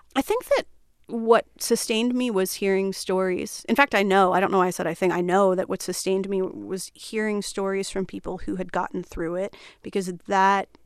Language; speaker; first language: English; native; English